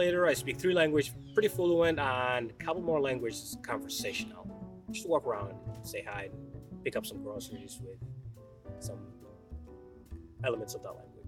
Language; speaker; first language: English; non-native, fluent; Somali